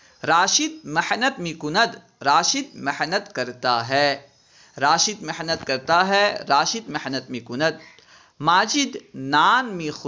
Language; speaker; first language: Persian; non-native, fluent; Urdu